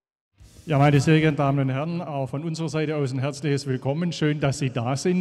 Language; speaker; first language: German; native; German